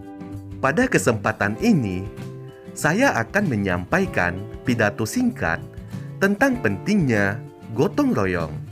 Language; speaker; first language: Indonesian; native; Indonesian